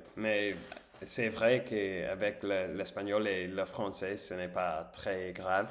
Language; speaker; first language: French; non-native, learner; English